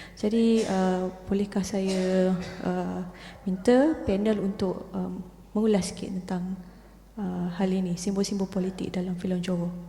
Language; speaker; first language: Malay; native; Malay